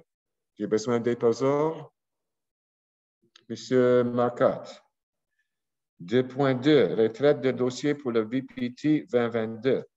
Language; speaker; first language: French; non-native, local second language; English